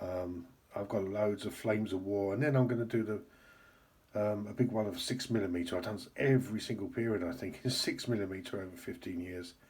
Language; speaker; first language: English; native; English